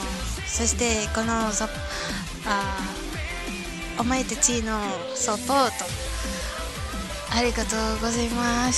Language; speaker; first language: Japanese; non-native, learner; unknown